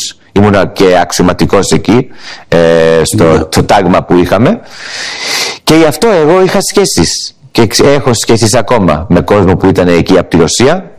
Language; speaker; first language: Greek; early bilingual, heritage; English